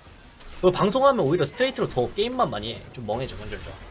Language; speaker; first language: Korean; native; Korean